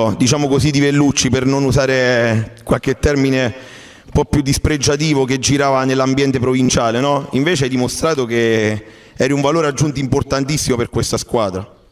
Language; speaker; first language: Italian; native; Italian